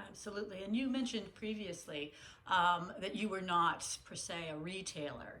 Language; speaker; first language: English; native; English